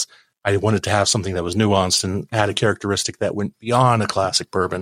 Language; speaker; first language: English; native; English